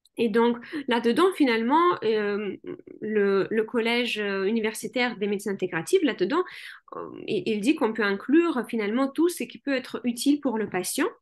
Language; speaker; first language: French; early bilingual, other home language; Russian